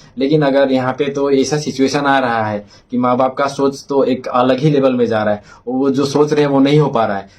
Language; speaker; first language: Hindi; non-native, local second language; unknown